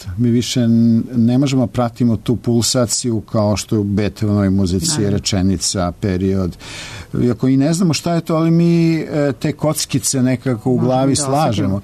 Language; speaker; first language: Serbian; native; Serbian